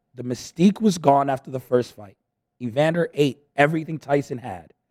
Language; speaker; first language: English; early bilingual, other home language; Spanish